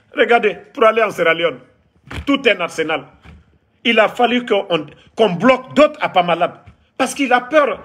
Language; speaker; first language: French; non-native, local second language; Mandingo